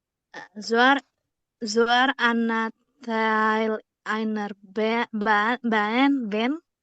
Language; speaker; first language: German; non-native, learner; Indonesian